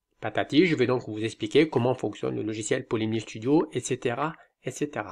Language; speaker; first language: French; native; French